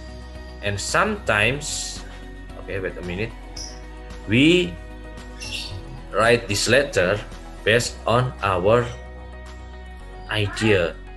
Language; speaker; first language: English; non-native, learner; Indonesian